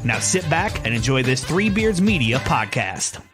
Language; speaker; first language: English; native; English